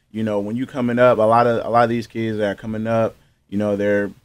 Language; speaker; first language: English; native; English